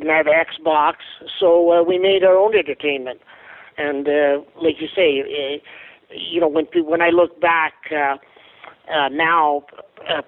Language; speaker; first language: English; native; English